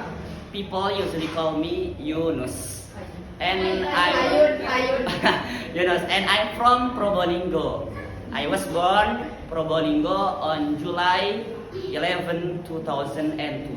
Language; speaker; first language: English; non-native, learner; Indonesian